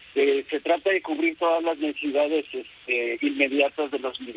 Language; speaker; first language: Spanish; native; Spanish